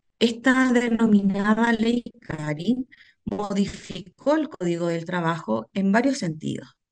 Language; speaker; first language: Spanish; native; Spanish